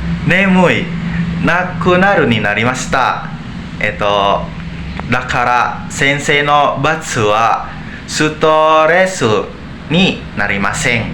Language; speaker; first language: Japanese; non-native, learner; Indonesian